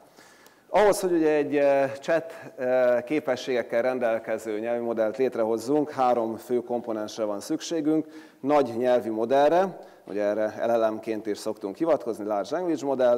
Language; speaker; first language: Hungarian; native; Hungarian